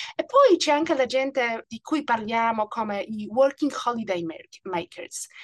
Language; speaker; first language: Italian; non-native, fluent; Polish